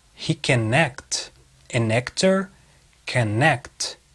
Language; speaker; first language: English; non-native, fluent; Portuguese